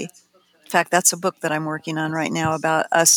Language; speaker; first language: English; native; English